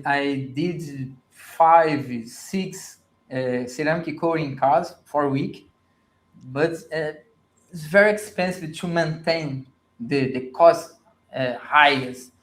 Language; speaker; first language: English; non-native, learner; Portuguese